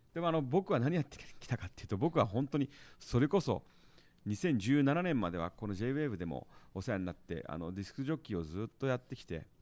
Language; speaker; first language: Japanese; early bilingual, heritage; Japanese